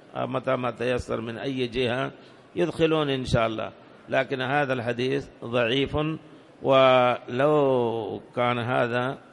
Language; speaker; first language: Arabic; non-native, fluent; Urdu